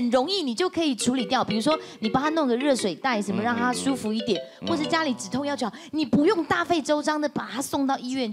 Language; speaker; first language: Chinese; native; Chinese